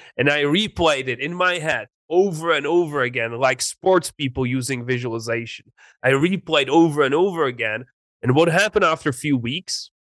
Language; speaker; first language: English; non-native, fluent; Czech